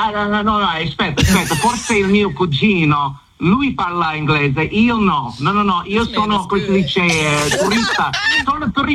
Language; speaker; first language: Italian; non-native, learner; English